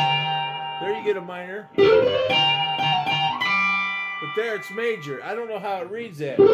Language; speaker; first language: English; native; English